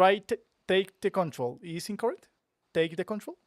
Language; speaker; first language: English; non-native, learner; Spanish